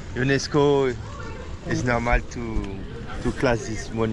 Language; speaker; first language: English; non-native, learner; French